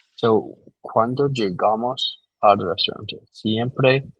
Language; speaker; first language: Spanish; non-native, learner; English